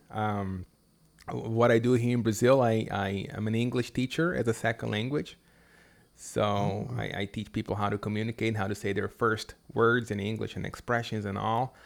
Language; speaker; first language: English; non-native, fluent; Portuguese